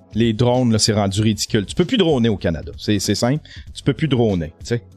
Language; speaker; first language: French; native; French